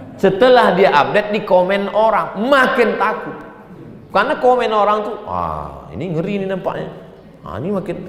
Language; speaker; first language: Indonesian; native; Indonesian